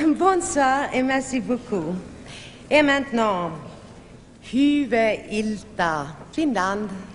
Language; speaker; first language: French; non-native, fluent; Swedish